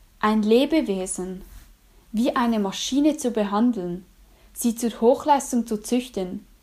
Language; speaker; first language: German; native; German